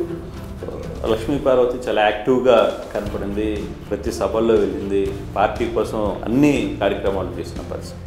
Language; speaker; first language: Telugu; native; Telugu